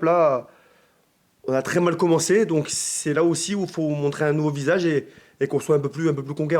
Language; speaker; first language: French; native; French